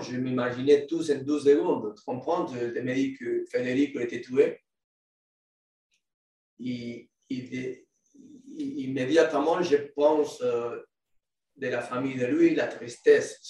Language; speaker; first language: French; non-native, learner; Spanish